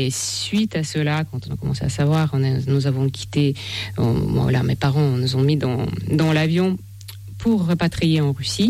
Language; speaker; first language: French; non-native, fluent; Russian